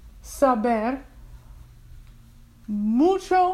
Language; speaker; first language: Spanish; non-native, learner; English